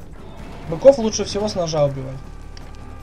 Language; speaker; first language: Russian; native; Russian